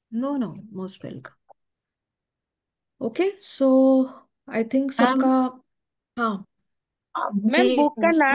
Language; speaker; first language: Hindi; native; Hindi